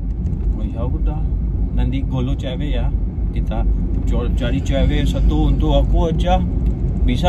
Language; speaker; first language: Indonesian; non-native, learner; Urdu